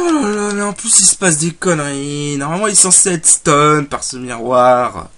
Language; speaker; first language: French; native; French